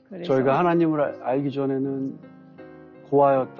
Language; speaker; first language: Korean; native; Korean